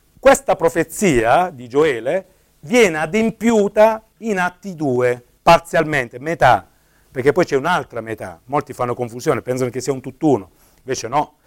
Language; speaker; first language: Italian; native; Italian